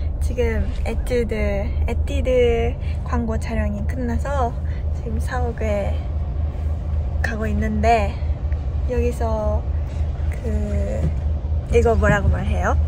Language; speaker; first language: Korean; non-native, fluent; Japanese